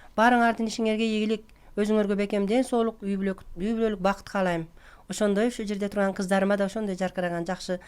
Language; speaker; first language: Kyrgyz; native; Kyrgyz